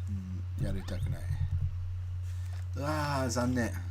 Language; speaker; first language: Japanese; non-native, learner; English